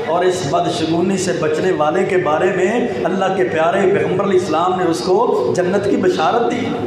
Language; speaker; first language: Urdu; non-native, local second language; Punjabi